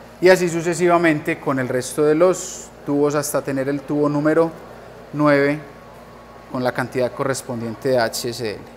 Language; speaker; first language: Spanish; native; Spanish